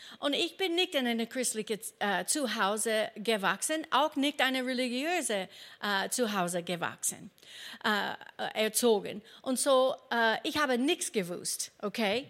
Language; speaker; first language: German; non-native, fluent; English